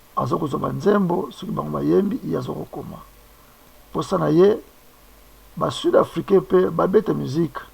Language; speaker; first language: Lingala; non-native, local second language; Kongo